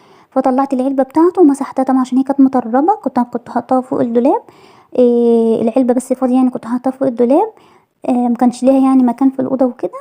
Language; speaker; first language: Arabic; native; Arabic